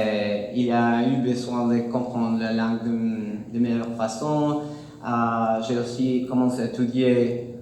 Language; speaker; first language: French; non-native, learner; Spanish